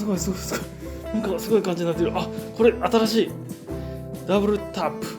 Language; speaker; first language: Japanese; native; Japanese